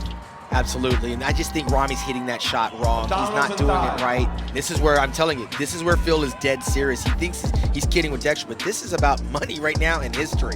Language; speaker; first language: English; native; English